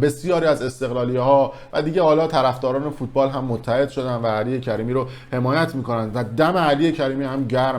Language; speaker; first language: Persian; native; Persian